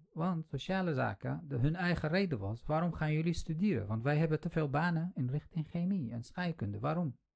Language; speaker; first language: Dutch; non-native, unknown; Kurdish